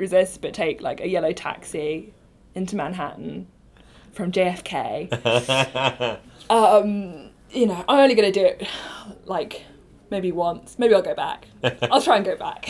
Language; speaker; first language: English; native; English